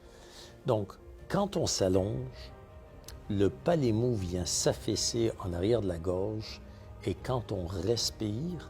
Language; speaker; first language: French; native; French